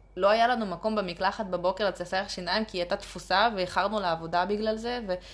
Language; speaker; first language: Hebrew; early bilingual, other home language; Russian